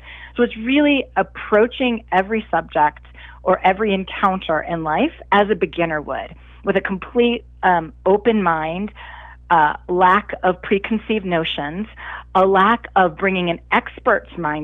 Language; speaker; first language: English; native; English